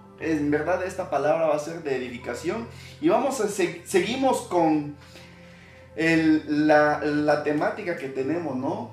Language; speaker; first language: Spanish; native; Spanish